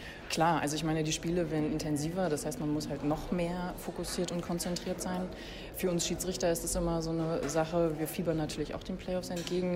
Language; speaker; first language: German; native; German